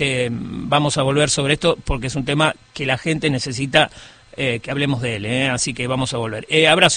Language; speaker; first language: Spanish; native; Spanish